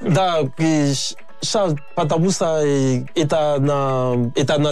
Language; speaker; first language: Russian; non-native, learner; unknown